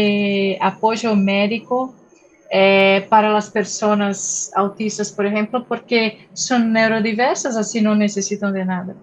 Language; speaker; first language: Spanish; non-native, fluent; Portuguese